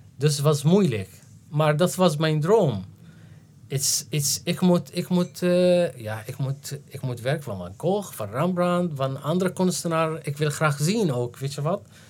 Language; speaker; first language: Dutch; non-native, learner; Arabic